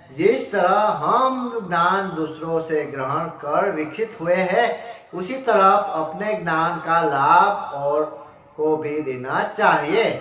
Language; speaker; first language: Hindi; non-native, local second language; Gujarati